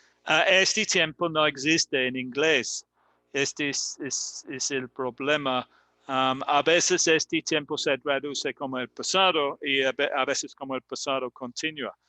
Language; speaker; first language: Spanish; non-native, fluent; English